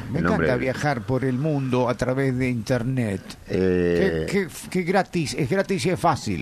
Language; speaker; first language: Spanish; native; Spanish